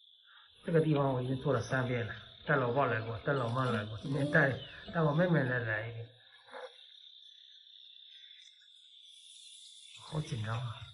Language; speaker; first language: Chinese; native; Chinese